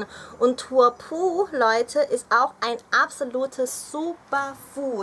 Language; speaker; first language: German; early bilingual, other home language; Thai